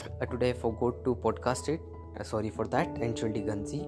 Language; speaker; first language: English; non-native, local second language; Hindi